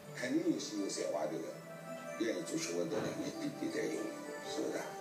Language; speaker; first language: Chinese; native; Chinese